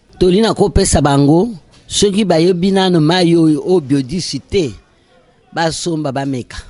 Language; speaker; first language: Lingala; native; Lingala